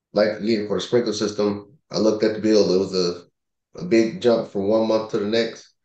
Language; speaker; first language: English; native; English